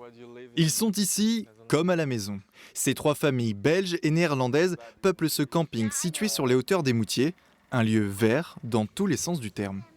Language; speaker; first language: French; native; French